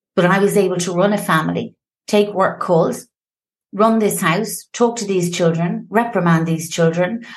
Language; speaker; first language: English; native; English